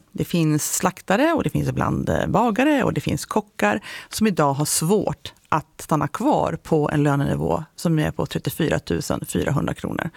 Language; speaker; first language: Swedish; native; Swedish